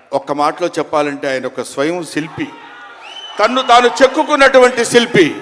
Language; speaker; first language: Telugu; native; Telugu